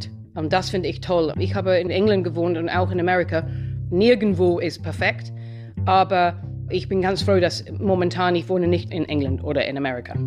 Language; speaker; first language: German; non-native, fluent; English